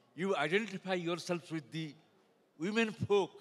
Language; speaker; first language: English; non-native, local second language; Odia